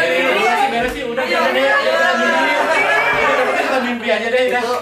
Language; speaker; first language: Indonesian; native; Indonesian